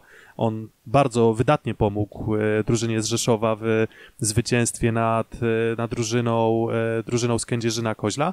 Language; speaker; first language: Polish; native; Polish